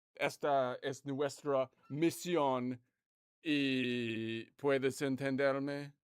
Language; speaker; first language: Spanish; non-native, learner; English